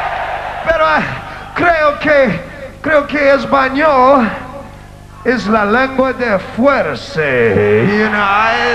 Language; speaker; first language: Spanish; non-native, learner; English